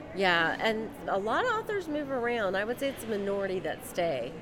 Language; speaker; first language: English; native; English